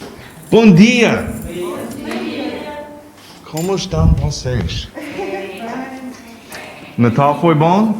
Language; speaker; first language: Portuguese; non-native, learner; English